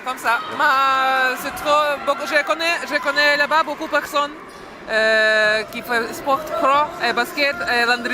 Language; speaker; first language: French; non-native, learner; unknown